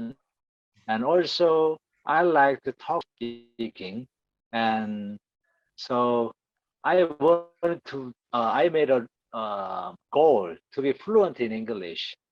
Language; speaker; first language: English; non-native, learner; Korean